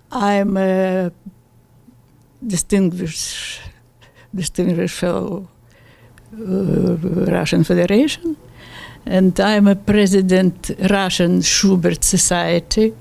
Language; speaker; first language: English; non-native, learner; Russian